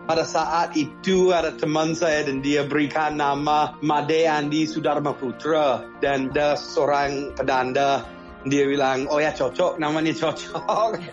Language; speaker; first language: Indonesian; non-native, fluent; English